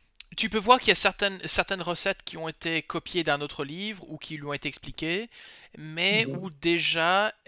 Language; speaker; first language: French; native; French